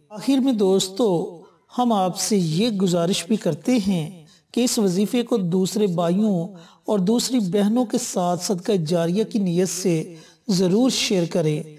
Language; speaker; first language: Urdu; native; Urdu